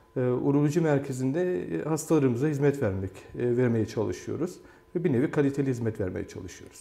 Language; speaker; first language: Turkish; early bilingual, heritage; Turkish